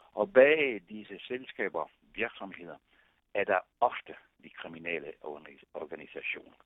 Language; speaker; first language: Danish; non-native, fluent; Italian